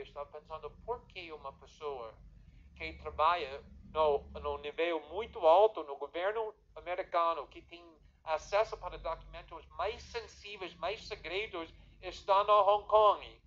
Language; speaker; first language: Portuguese; non-native, fluent; English